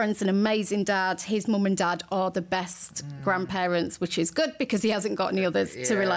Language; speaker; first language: English; native; English